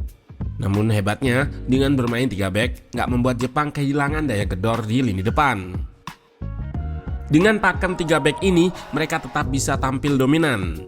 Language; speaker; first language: Indonesian; native; Indonesian